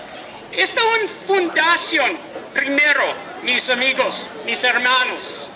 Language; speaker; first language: Spanish; non-native, learner; English